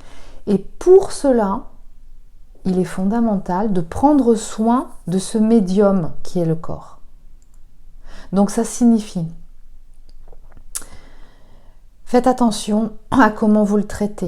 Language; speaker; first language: French; native; French